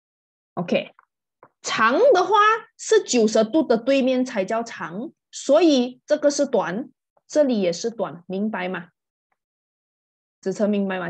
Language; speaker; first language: Chinese; native; Chinese